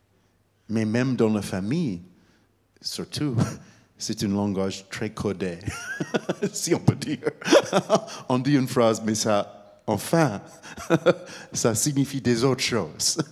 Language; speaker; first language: French; non-native, fluent; English